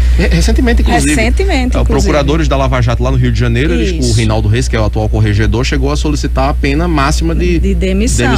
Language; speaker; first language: Portuguese; native; Portuguese